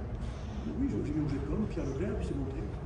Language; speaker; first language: French; native; French